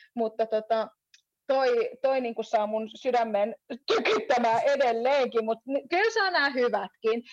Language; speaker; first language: Finnish; native; Finnish